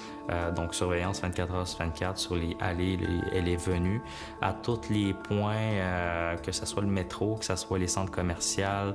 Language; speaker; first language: French; non-native, fluent; Uyghur